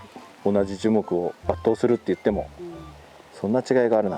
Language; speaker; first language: Japanese; native; Japanese